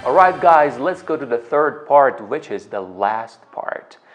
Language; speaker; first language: English; non-native, fluent; Persian